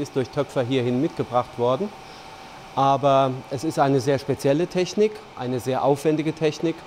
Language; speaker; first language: German; native; German